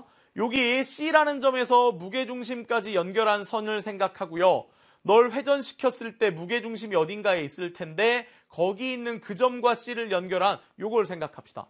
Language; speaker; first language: Korean; native; Korean